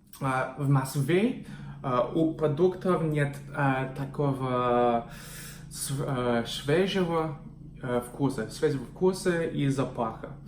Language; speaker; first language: Russian; non-native, fluent; English